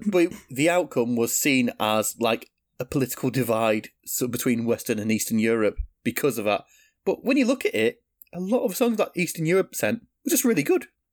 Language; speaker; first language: English; native; English